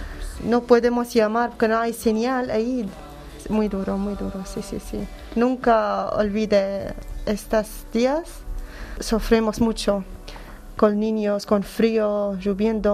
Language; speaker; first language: Spanish; non-native, learner; Arabic